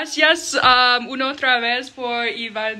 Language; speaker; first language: Spanish; non-native, learner; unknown